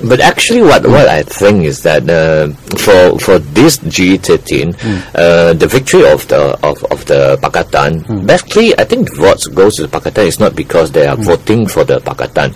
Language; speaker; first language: English; non-native, local second language; Chinese